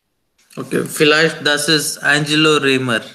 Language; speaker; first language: German; non-native, learner; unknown